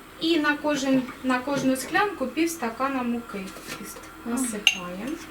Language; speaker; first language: Ukrainian; native; Ukrainian